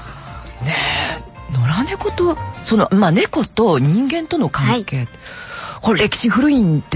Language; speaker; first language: Japanese; native; Japanese